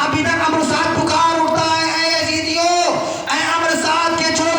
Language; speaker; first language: Urdu; native; Urdu